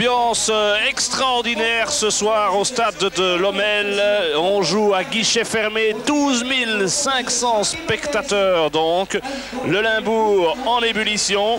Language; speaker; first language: French; native; French